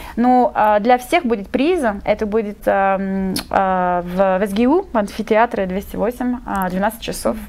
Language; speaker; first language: Russian; non-native, fluent; French